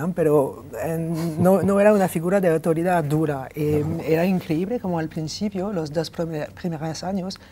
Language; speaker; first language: Spanish; non-native, fluent; French